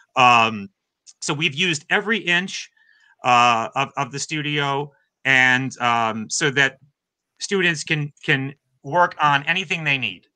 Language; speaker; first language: English; native; English